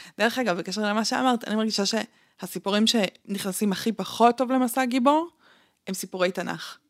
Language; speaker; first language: Hebrew; early bilingual, other home language; Russian